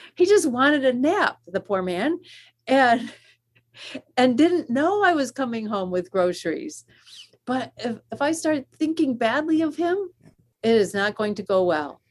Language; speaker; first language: English; native; English